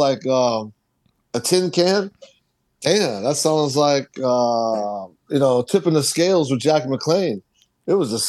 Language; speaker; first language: English; native; English